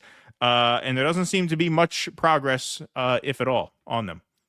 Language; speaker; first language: English; native; English